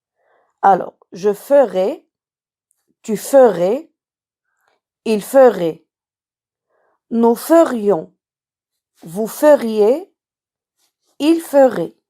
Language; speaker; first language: French; non-native, local second language; Arabic